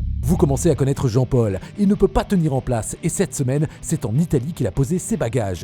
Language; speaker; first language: French; native; French